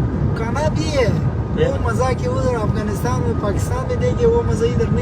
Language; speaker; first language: Hindi; non-native, learner; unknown